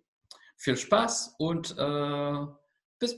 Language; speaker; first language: German; non-native, learner; Spanish